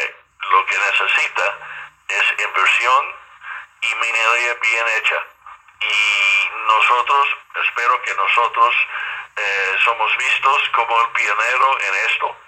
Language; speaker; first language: Spanish; non-native, fluent; English